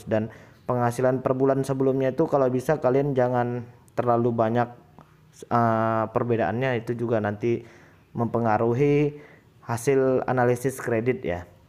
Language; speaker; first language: Indonesian; native; Indonesian